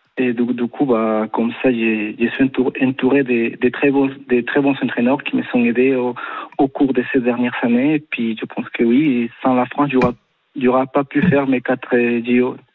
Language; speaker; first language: French; non-native, fluent; Spanish